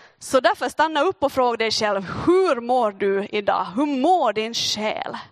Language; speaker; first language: Swedish; native; Swedish